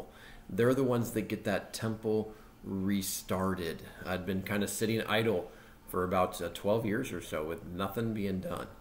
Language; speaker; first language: English; native; English